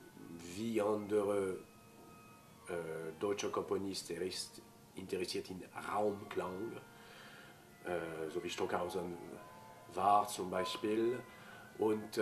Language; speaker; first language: German; non-native, fluent; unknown